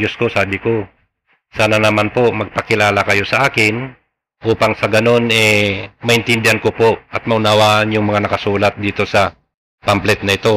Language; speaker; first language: Filipino; non-native, local second language; Iloko